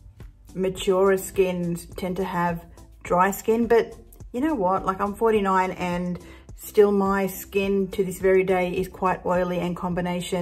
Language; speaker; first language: English; native; English